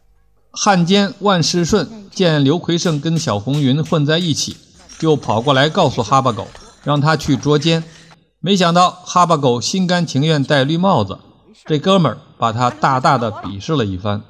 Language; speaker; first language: Chinese; native; Chinese